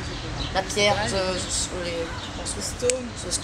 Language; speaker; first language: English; non-native, learner; French